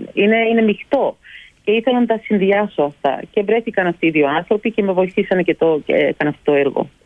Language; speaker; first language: Greek; early bilingual, heritage; Greek